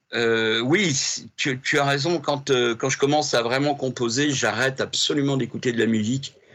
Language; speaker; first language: French; native; French